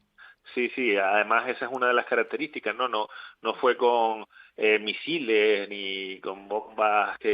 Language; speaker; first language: Spanish; native; Spanish